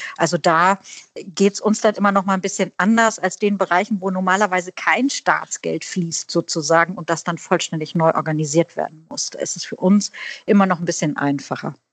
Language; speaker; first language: German; native; German